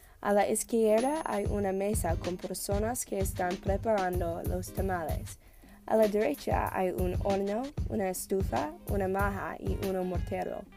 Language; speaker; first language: Spanish; non-native, learner; English